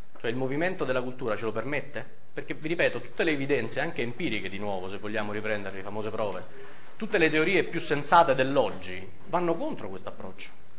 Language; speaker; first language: Italian; native; Italian